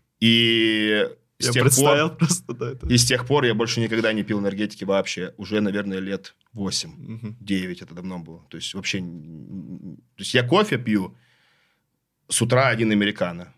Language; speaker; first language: Russian; native; Russian